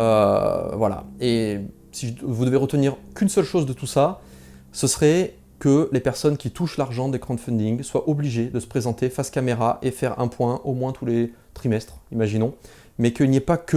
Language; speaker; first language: French; native; French